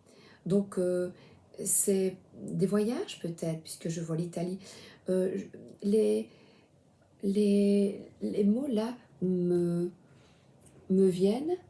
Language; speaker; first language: French; native; French